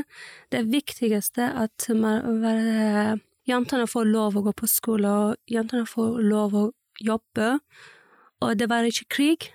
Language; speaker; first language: Norwegian; non-native, learner; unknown